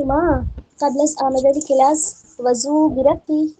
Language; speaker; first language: Persian; non-native, learner; Urdu